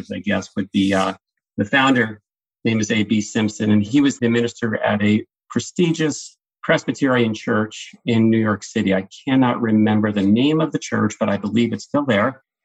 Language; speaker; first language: English; native; English